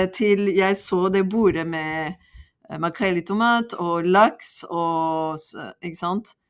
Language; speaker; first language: Norwegian; non-native, fluent; French